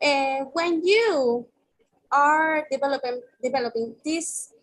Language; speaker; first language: English; non-native, fluent; Spanish